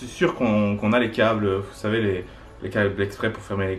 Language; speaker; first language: French; native; French